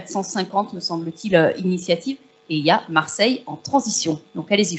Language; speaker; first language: French; native; French